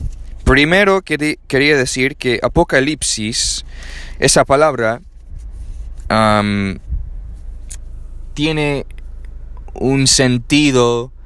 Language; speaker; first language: Spanish; non-native, learner; English